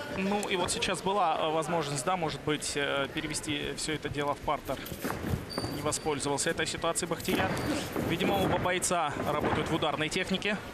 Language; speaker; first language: Russian; native; Russian